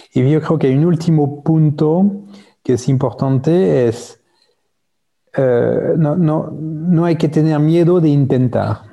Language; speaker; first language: Spanish; non-native, fluent; French